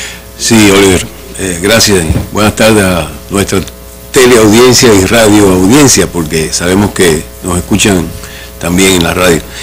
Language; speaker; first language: Spanish; native; Spanish